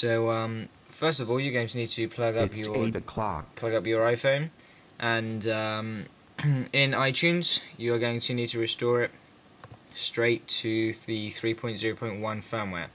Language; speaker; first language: English; native; English